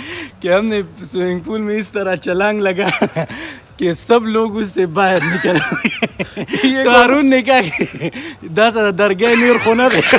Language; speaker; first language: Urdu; non-native, local second language; Pashto